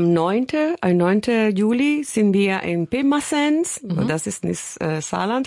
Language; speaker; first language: German; non-native, learner; Spanish